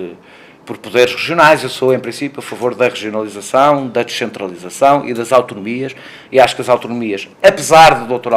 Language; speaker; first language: Portuguese; native; Portuguese